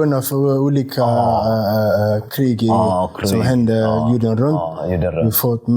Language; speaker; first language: Swedish; non-native, fluent; English